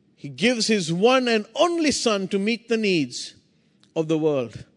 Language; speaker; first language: English; non-native, local second language; Sinhala